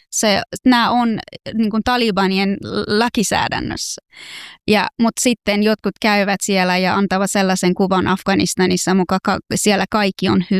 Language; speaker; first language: Finnish; non-native, fluent; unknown